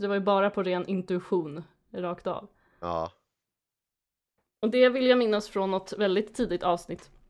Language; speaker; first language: Swedish; native; Swedish